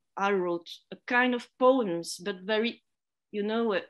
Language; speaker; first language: English; non-native, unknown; French